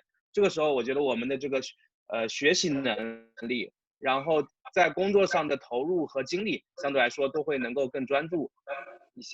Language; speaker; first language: Chinese; native; Chinese